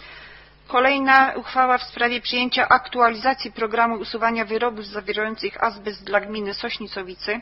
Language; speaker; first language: Polish; native; Polish